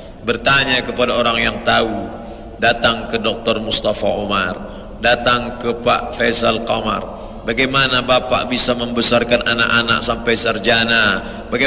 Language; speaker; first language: Indonesian; native; Indonesian